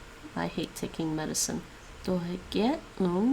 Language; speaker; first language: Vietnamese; non-native, learner; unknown